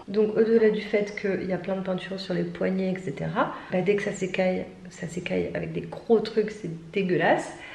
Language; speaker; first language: French; native; French